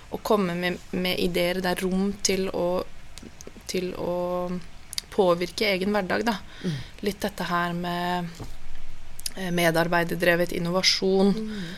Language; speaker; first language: Norwegian; native; Norwegian